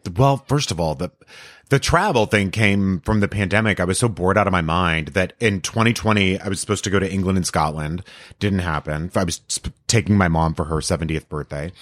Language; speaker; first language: English; native; English